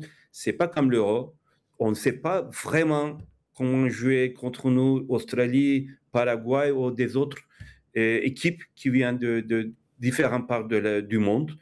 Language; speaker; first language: French; non-native, fluent; Turkish